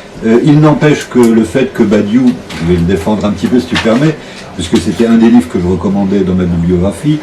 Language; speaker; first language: French; native; French